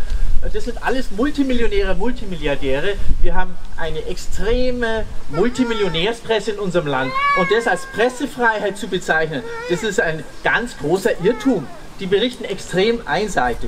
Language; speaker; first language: German; native; German